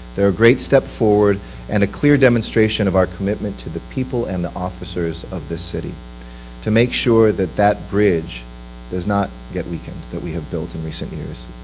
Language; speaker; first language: English; native; English